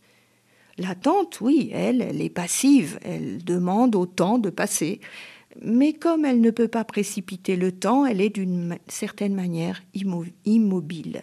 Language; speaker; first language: French; native; French